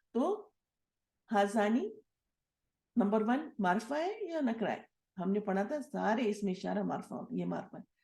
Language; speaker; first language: Urdu; native; Urdu